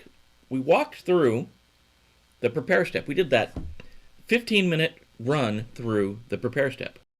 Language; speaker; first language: English; native; English